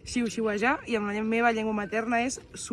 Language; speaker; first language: Catalan; non-native, local second language; Spanish